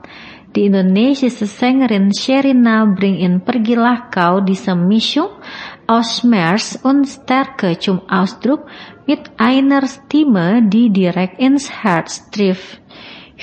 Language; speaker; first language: German; non-native, fluent; Indonesian